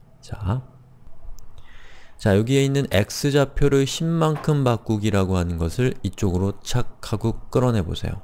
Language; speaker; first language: Korean; native; Korean